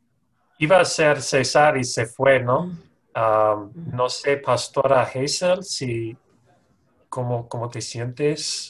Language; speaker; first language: Spanish; non-native, fluent; English